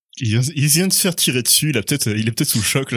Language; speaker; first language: French; native; French